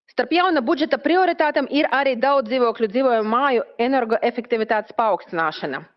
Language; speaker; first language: Latvian; non-native, local second language; Russian